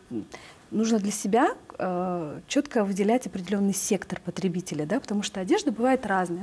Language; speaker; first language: Russian; native; Russian